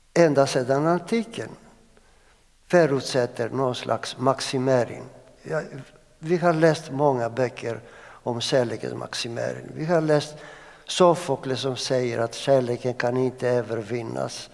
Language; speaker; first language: Swedish; non-native, fluent; Greek